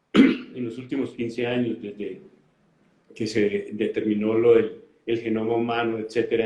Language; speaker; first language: Spanish; native; Spanish